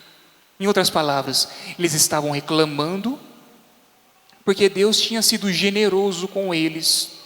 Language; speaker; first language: Portuguese; native; Portuguese